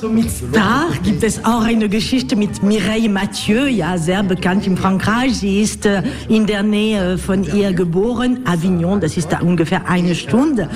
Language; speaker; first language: German; non-native, learner; French